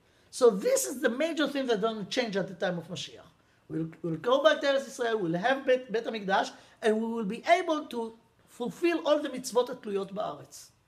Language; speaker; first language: English; non-native, fluent; Hebrew